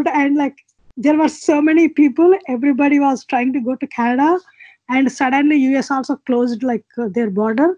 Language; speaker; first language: English; non-native, local second language; Telugu